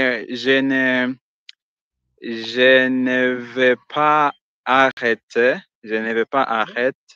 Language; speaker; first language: French; non-native, learner; Swahili